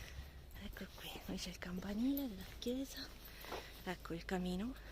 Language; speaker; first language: Italian; native; Italian